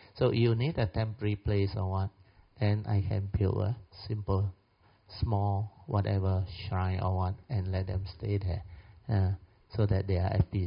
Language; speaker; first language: English; non-native, local second language; Min Nan Chinese